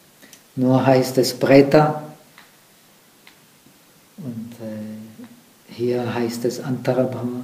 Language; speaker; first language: German; non-native, fluent; Czech